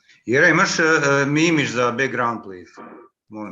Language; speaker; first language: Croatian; native; Croatian